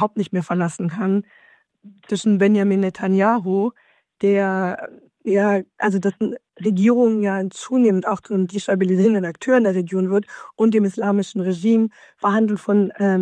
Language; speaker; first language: German; native; German